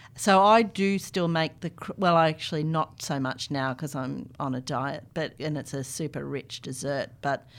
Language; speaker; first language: English; native; English